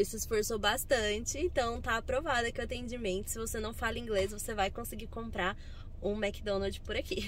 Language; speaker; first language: Portuguese; native; Portuguese